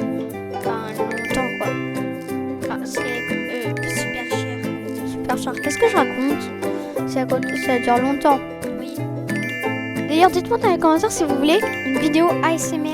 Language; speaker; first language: French; native; French